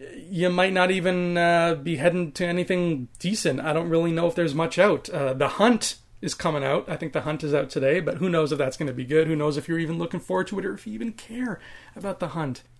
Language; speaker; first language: English; native; English